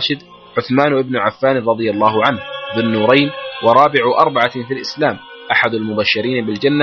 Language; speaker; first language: Arabic; native; Arabic